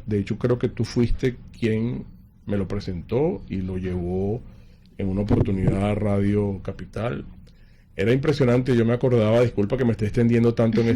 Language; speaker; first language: Spanish; native; Spanish